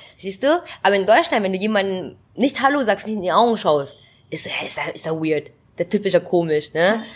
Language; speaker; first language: German; early bilingual, other home language; Vietnamese